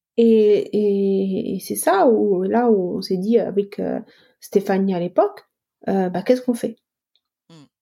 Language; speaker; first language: French; non-native, local second language; Arabic